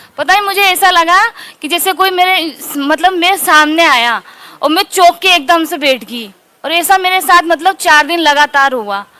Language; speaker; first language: Hindi; native; Hindi